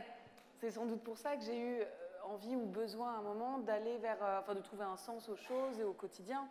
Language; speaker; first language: French; native; French